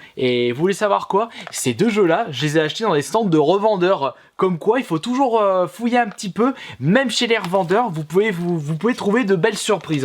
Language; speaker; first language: French; native; French